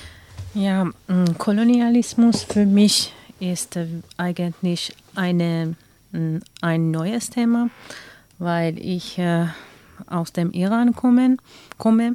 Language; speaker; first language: German; non-native, learner; Persian